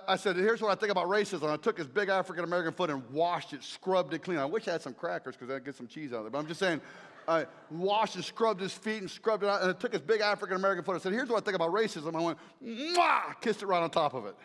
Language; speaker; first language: English; native; English